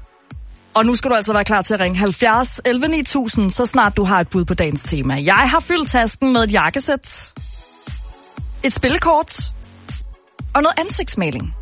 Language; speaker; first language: Danish; native; Danish